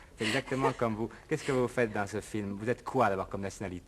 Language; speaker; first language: French; native; French